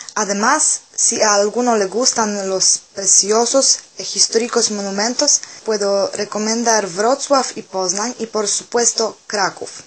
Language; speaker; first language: Spanish; non-native, learner; Polish